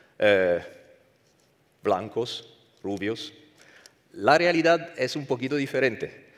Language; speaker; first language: Spanish; non-native, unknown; Italian